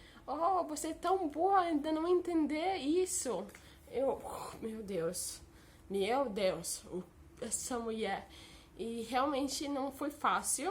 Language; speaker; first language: Portuguese; early bilingual, heritage; Portuguese